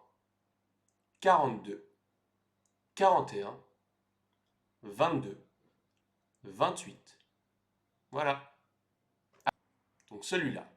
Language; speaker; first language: French; native; French